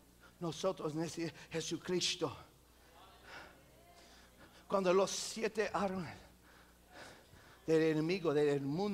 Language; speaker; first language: Spanish; non-native, local second language; English